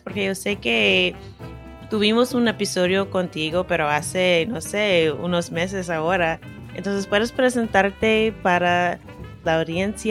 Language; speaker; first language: Spanish; non-native, fluent; English